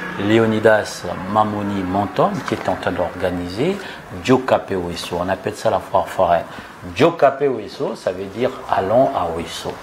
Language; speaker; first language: French; non-native, local second language; Lingala